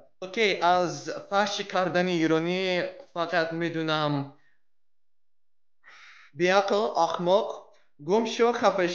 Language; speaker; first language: Persian; non-native, learner; Russian